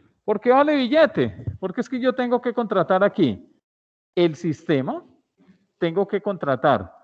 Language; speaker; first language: Spanish; native; Spanish